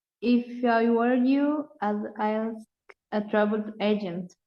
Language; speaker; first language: English; non-native, learner; Spanish